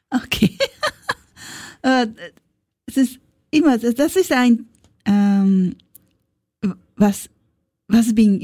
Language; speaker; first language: German; non-native, learner; Japanese